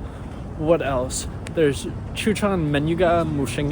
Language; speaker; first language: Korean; non-native, learner; English